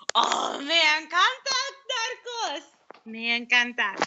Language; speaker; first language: Spanish; non-native, learner; English